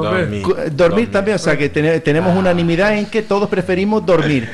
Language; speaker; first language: Spanish; native; Spanish